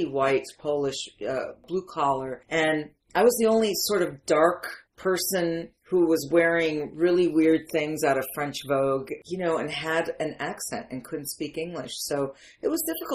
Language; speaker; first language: English; early bilingual, other home language; Arabic